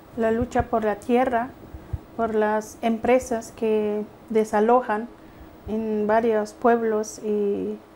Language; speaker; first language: Spanish; native; Spanish